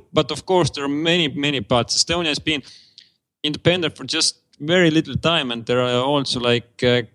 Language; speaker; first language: English; non-native, fluent; Estonian